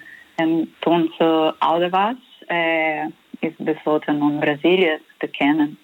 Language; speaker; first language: Dutch; non-native, fluent; Portuguese